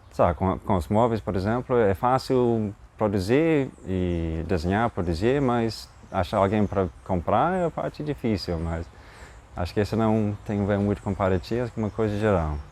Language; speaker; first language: Portuguese; non-native, fluent; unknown